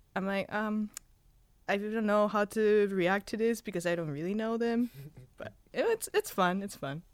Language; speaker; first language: English; non-native, fluent; Spanish